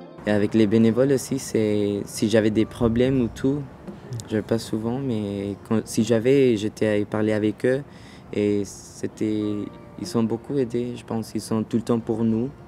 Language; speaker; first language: French; non-native, fluent; Spanish